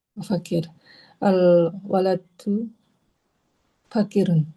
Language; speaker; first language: Arabic; non-native, learner; Indonesian